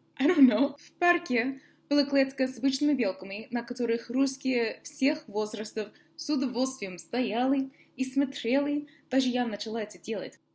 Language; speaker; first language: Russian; non-native, learner; English